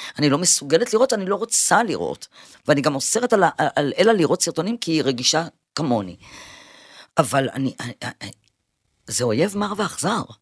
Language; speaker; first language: Hebrew; early bilingual, other home language; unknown